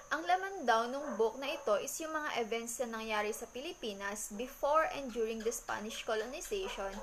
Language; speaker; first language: Filipino; native; Filipino